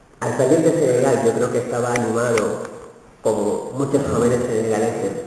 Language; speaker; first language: Spanish; non-native, fluent; Wolof